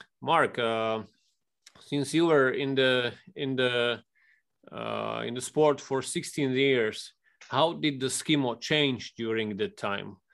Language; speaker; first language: English; non-native, fluent; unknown